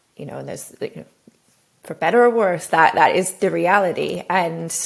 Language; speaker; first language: English; native; English